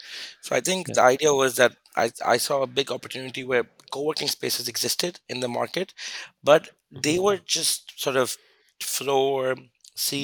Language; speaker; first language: English; non-native, local second language; Urdu